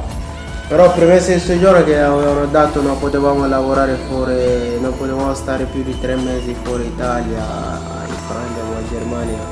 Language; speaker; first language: Italian; non-native, learner; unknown